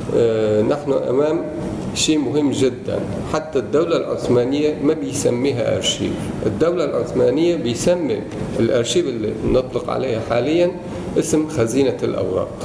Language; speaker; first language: Arabic; non-native, fluent; Turkish